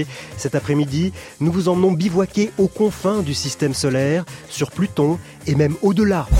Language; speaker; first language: French; native; French